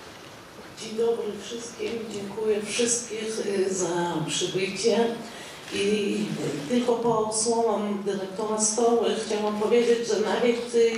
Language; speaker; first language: Polish; non-native, fluent; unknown